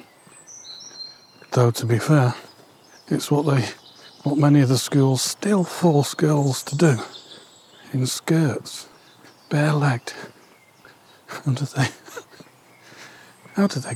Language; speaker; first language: English; native; English